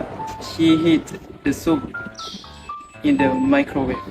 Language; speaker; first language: English; non-native, fluent; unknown